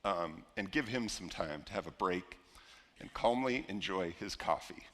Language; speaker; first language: English; native; English